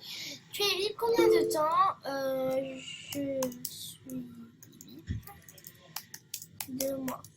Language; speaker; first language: French; native; French